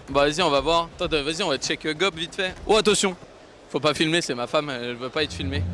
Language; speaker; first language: French; native; French